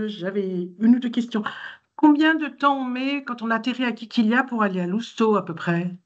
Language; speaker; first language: French; native; French